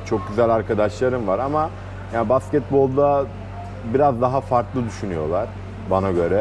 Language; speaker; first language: Turkish; native; Turkish